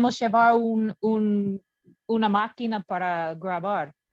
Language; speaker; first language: Spanish; non-native, learner; English